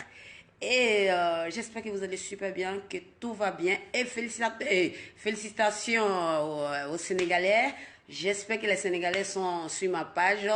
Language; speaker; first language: French; non-native, local second language; Dyula